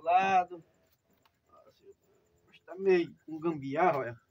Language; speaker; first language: Portuguese; native; Portuguese